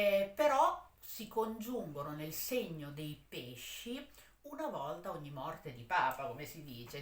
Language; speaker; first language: Italian; native; Italian